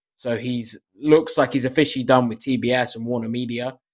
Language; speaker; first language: English; native; English